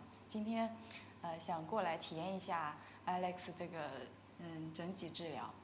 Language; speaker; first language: Chinese; native; Chinese